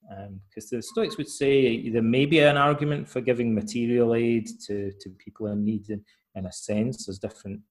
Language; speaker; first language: English; native; English